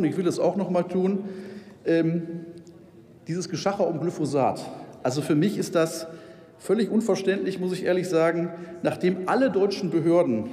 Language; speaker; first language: German; native; German